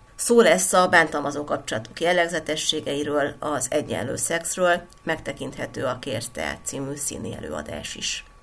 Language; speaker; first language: Hungarian; native; Hungarian